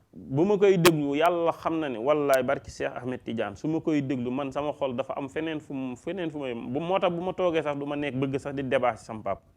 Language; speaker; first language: Wolof; native; Wolof